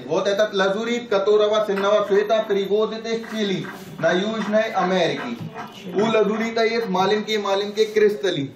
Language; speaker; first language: Russian; non-native, learner; Hindi